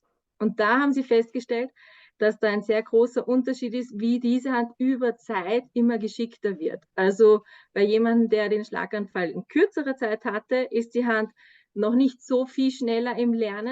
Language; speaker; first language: German; native; German